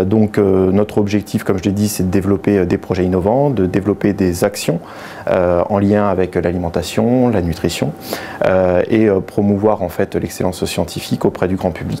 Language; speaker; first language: French; native; French